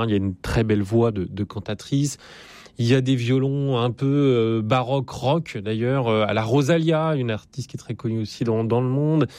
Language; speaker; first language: French; native; French